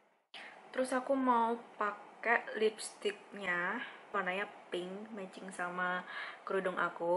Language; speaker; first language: Indonesian; native; Indonesian